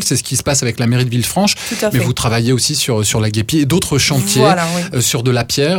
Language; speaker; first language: French; native; French